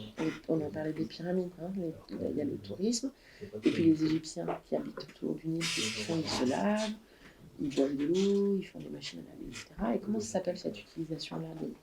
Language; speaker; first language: French; native; French